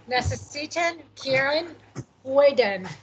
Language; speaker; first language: Spanish; non-native, learner; English